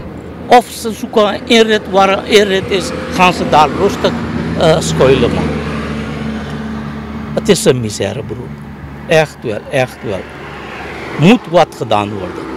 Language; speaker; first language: Dutch; non-native, local second language; Caribbean Hindustani